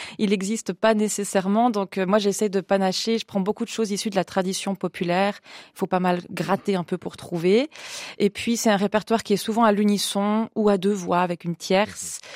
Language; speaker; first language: French; native; French